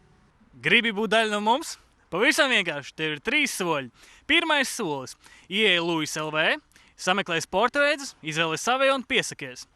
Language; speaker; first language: Latvian; native; Latvian